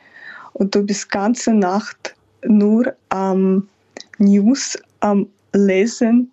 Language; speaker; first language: German; non-native, fluent; Ukrainian